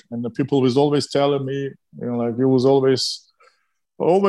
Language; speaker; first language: English; non-native, fluent; Turkish